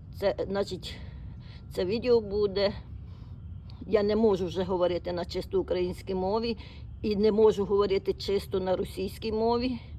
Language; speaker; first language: Ukrainian; native; Ukrainian